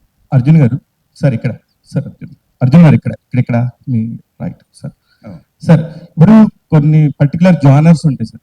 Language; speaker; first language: Telugu; native; Telugu